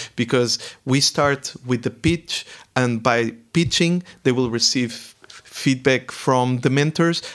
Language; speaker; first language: English; non-native, fluent; Portuguese